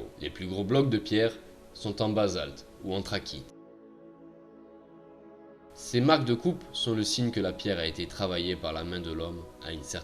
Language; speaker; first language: French; native; French